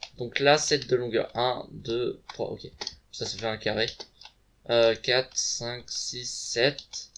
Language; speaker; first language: French; native; French